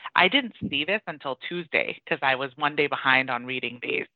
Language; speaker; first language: English; early bilingual, other home language; Persian